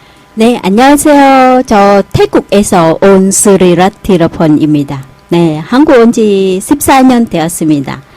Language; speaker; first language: Korean; non-native, learner; Thai